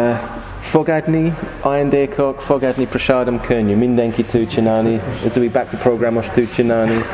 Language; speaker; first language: Hungarian; non-native, learner; English